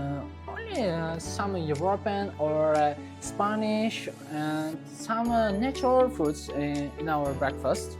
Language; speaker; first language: English; non-native, local second language; Uzbek